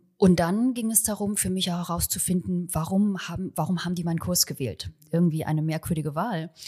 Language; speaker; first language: German; early bilingual, other home language; Chinese